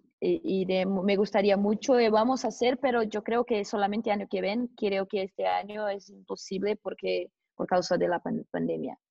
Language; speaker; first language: Spanish; non-native, learner; Portuguese